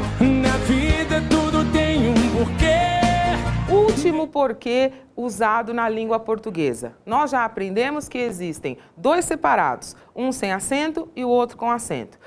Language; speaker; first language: Portuguese; native; Portuguese